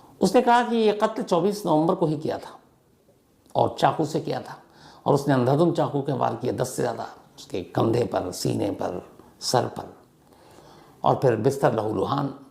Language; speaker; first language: Hindi; native; Hindi